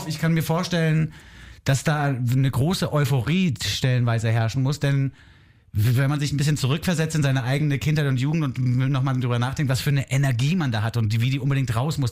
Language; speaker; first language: German; native; German